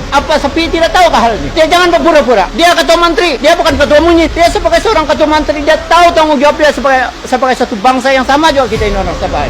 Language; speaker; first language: Malay; non-native, local second language; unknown